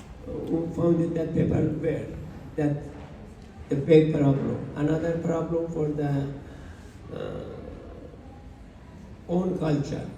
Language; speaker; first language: English; non-native, learner; Persian